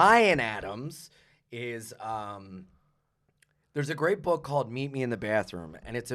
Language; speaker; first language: English; native; English